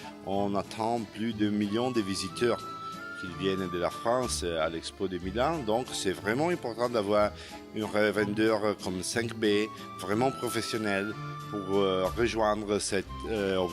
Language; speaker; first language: French; non-native, fluent; Italian